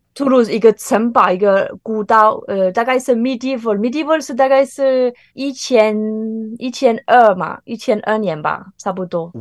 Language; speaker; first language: Chinese; non-native, fluent; French